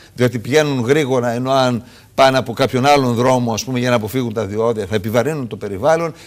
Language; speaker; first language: Greek; native; Greek